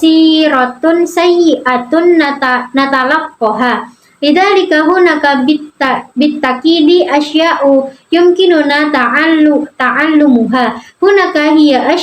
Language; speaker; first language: Arabic; non-native, learner; Indonesian